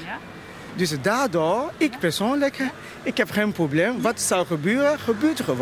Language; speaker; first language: Dutch; non-native, fluent; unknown